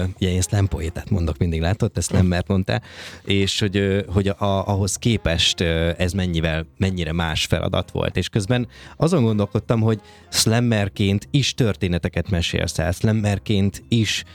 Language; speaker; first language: Hungarian; native; Hungarian